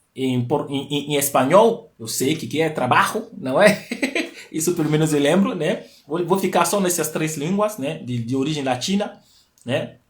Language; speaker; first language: Portuguese; non-native, fluent; Fon